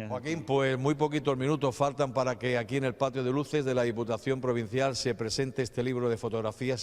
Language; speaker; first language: Spanish; native; Spanish